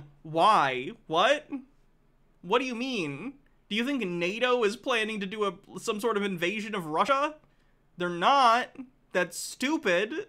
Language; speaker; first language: English; native; English